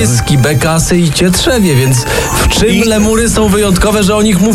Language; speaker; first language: Polish; native; Polish